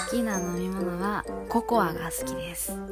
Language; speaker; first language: Japanese; non-native, learner; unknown